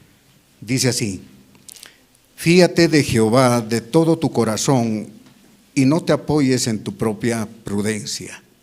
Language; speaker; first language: Spanish; native; Spanish